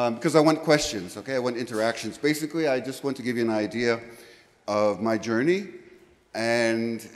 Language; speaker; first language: English; native; English